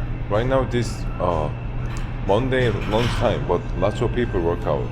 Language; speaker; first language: English; non-native, learner; Korean